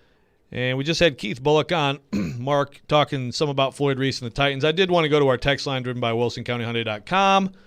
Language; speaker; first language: English; native; English